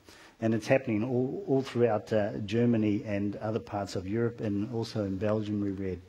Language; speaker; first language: English; native; English